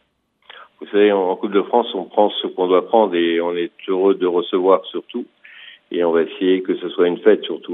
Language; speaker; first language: French; native; French